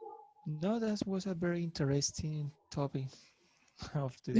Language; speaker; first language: English; non-native, learner; Spanish